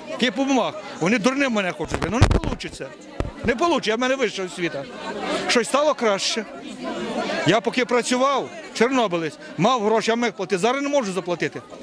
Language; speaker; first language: Ukrainian; native; Ukrainian